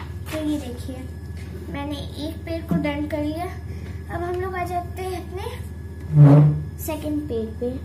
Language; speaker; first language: Hindi; native; Hindi